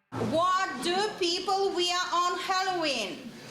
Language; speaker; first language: English; non-native, fluent; Ukrainian